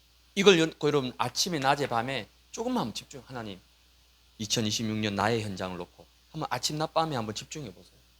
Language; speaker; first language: Korean; native; Korean